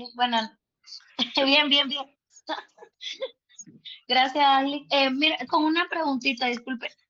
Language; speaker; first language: Spanish; native; Spanish